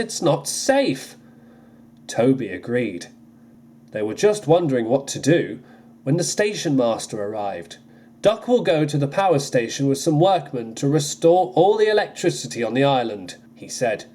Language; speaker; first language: English; native; English